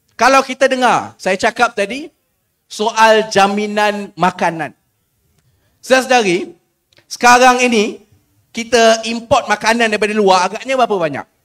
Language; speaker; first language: Malay; native; Malay